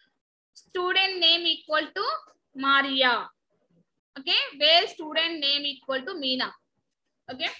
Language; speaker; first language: English; non-native, local second language; Telugu